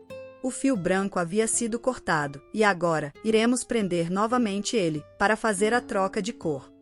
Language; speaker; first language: Portuguese; native; Portuguese